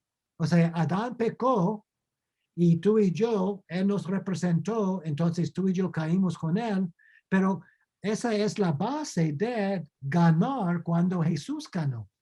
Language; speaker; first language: Spanish; non-native, fluent; English